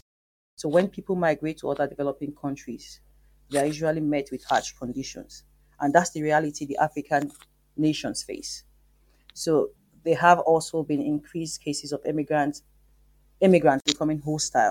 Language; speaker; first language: English; non-native, local second language; Yoruba